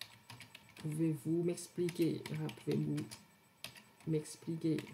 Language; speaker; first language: French; non-native, learner; Thai